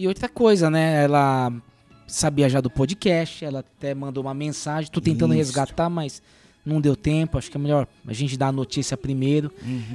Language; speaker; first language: Portuguese; native; Portuguese